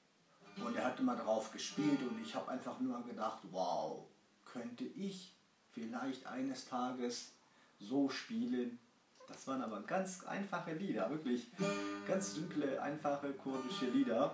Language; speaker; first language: German; early bilingual, other home language; Kurdish